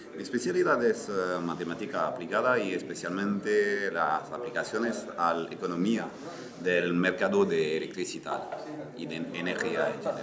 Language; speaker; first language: Spanish; non-native, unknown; French